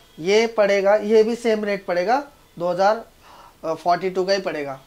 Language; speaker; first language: Hindi; native; Hindi